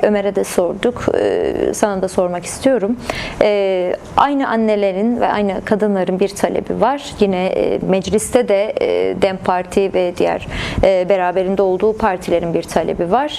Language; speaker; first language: Turkish; native; Turkish